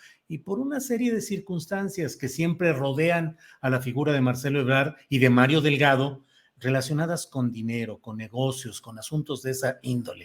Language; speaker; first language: Spanish; native; Spanish